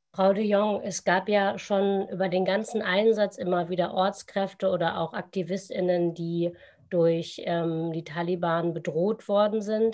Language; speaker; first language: German; native; German